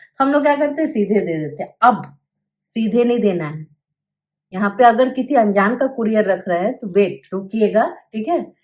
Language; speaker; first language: Hindi; native; Hindi